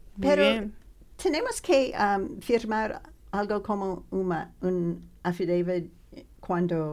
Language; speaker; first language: Spanish; non-native, learner; English